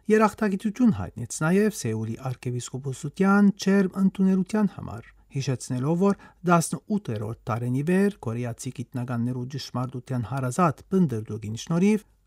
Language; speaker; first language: Armenian; early bilingual, heritage; Armenian